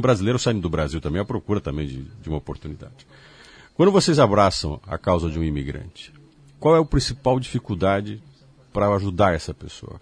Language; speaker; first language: Portuguese; native; Portuguese